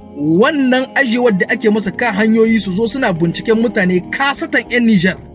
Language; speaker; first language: Hausa; native; Hausa